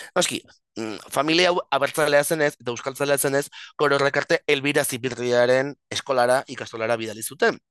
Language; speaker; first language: Basque; native; Basque